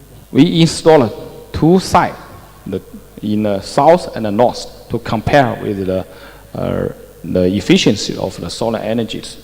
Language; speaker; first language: English; non-native, fluent; Chinese